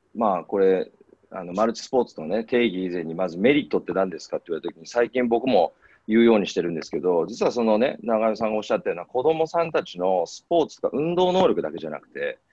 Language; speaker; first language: Japanese; native; Japanese